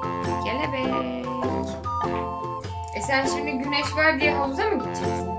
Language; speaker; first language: Turkish; native; Turkish